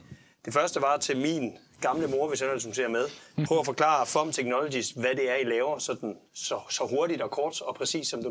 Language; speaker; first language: Danish; native; Danish